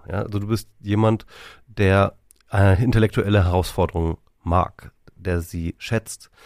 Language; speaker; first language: German; native; German